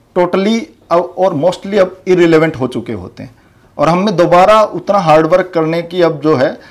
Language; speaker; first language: Hindi; native; Hindi